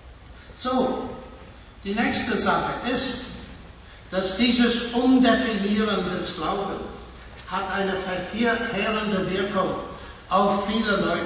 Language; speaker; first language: German; non-native, fluent; English